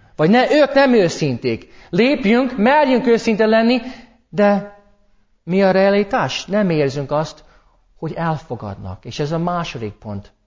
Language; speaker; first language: Hungarian; non-native, fluent; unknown